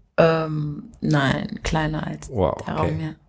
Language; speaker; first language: German; early bilingual, other home language; Swahili